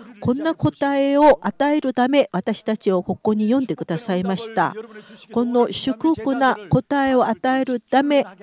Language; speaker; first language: Japanese; non-native, fluent; Korean